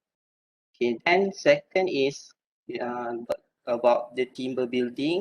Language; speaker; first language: English; non-native, local second language; Malay